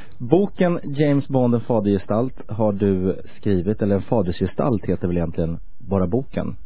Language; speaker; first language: Swedish; native; Swedish